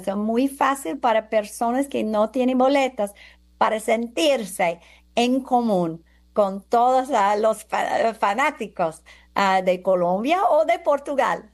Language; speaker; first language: Spanish; non-native, fluent; English